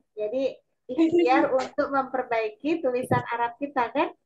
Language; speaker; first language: Indonesian; native; Indonesian